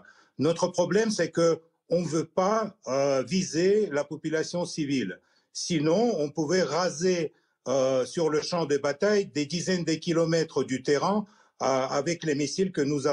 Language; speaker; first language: French; non-native, fluent; Russian